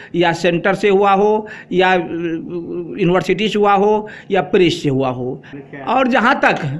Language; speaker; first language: Hindi; native; Hindi